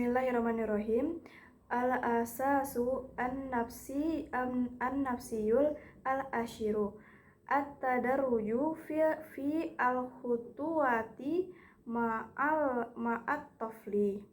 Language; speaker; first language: Arabic; non-native, learner; Indonesian